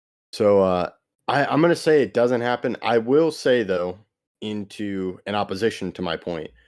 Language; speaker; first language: English; native; English